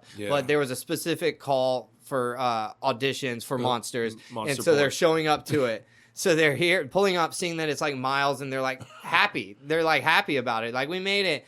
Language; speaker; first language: English; native; English